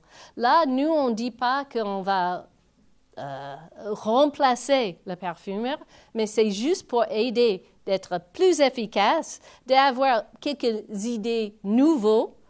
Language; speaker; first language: French; non-native, fluent; English